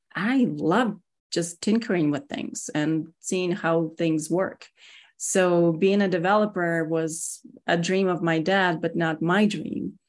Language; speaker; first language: English; non-native, fluent; Russian